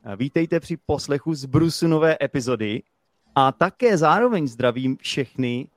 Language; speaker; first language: Czech; native; Czech